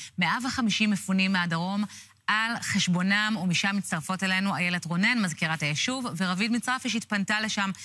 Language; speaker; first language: Hebrew; native; Hebrew